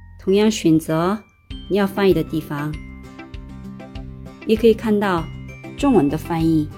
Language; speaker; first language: Chinese; non-native, learner; Korean